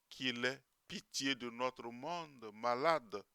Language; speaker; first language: French; native; French